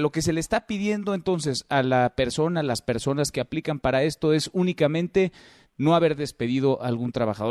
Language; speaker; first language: Spanish; native; Spanish